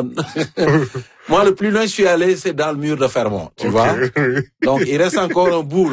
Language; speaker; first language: French; native; French